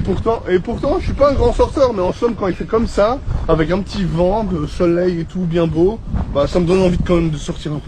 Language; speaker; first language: French; native; French